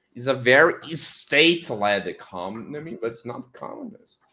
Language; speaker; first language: English; non-native, fluent; Portuguese